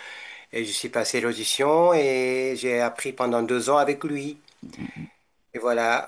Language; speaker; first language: French; non-native, fluent; Japanese